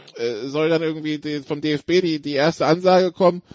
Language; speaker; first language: German; non-native, fluent; French